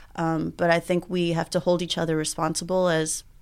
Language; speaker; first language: English; early bilingual, other home language; Spanish